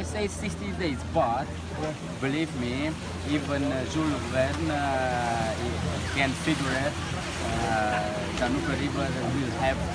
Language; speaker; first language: English; non-native, learner; Romanian